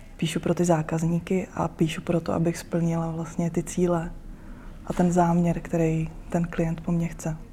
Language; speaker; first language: Czech; native; Czech